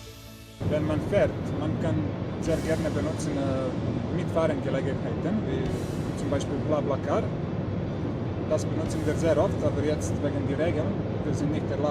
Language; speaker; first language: German; non-native, learner; Serbian